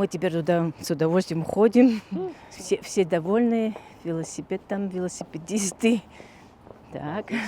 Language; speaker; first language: Russian; non-native, local second language; Abkhazian